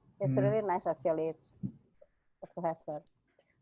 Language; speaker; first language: English; non-native, fluent; Indonesian